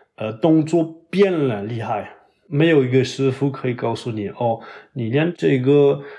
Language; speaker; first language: Chinese; non-native, learner; French